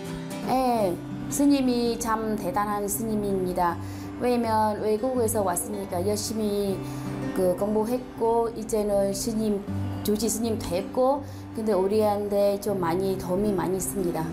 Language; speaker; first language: Korean; non-native, learner; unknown